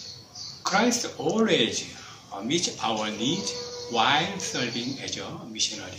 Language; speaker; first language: English; non-native, fluent; Korean